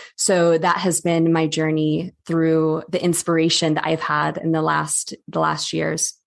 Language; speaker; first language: English; native; English